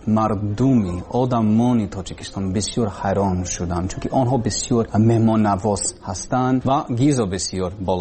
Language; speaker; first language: Persian; non-native, learner; English